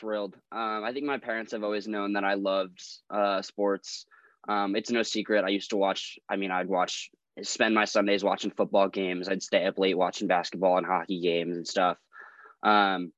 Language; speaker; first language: English; native; English